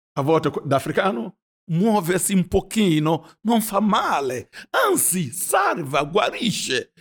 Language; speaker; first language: Italian; non-native, fluent; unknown